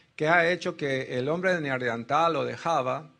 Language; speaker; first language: Spanish; native; Spanish